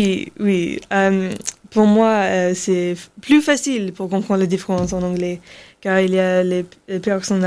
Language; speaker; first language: French; non-native, learner; English